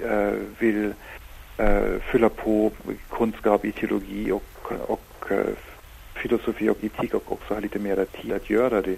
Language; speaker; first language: Swedish; non-native, fluent; German